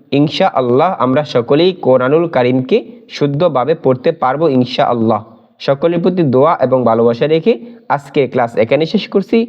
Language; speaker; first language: Bangla; native; Bangla